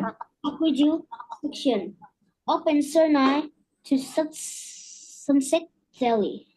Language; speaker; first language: English; non-native, learner; Vietnamese